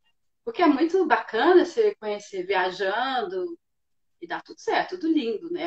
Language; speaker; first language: Portuguese; native; Portuguese